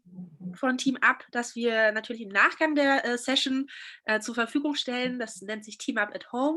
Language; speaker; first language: German; native; German